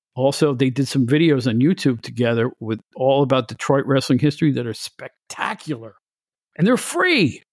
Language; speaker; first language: English; native; English